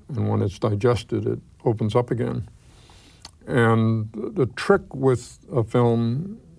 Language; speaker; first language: English; native; English